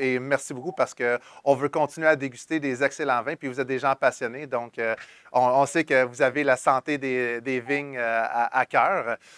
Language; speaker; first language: French; native; French